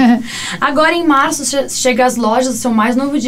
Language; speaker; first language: Portuguese; native; Portuguese